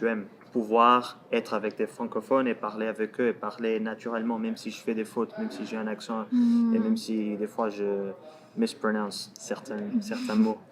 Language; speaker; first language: French; non-native, fluent; Portuguese